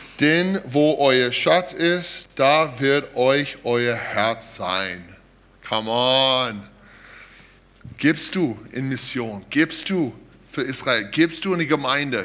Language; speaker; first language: German; non-native, fluent; English